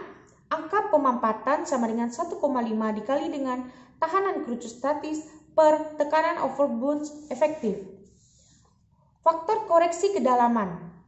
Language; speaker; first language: Indonesian; native; Indonesian